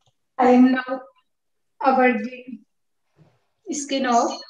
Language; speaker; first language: English; non-native, learner; Bangla